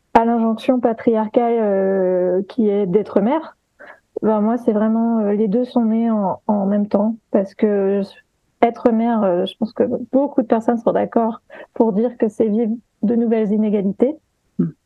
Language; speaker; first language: French; native; French